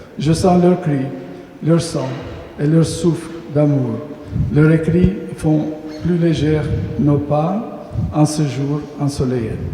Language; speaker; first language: French; non-native, fluent; Albanian